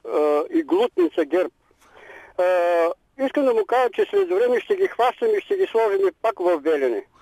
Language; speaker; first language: Bulgarian; native; Bulgarian